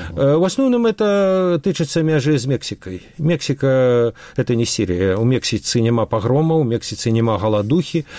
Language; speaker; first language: Belarusian; non-native, local second language; Russian